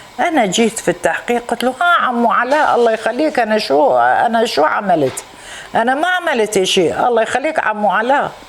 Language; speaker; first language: Arabic; native; Arabic